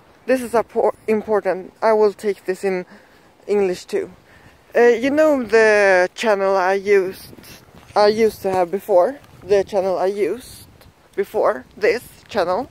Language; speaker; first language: English; non-native, learner; Swedish